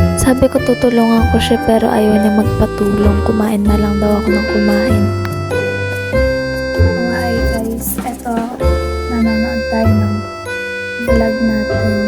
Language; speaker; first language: Filipino; native; Filipino